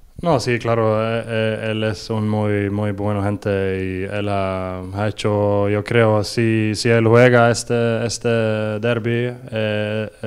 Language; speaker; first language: Spanish; non-native, learner; Norwegian